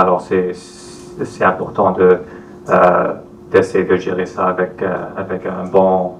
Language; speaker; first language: French; non-native, fluent; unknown